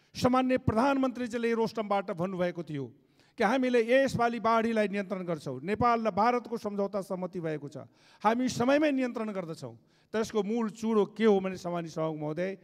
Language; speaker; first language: Nepali; non-native, local second language; Maithili